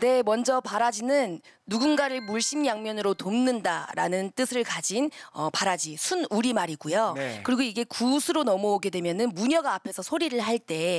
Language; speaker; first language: Korean; native; Korean